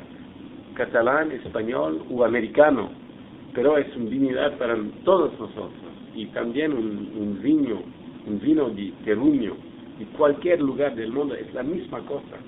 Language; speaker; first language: Spanish; non-native, fluent; English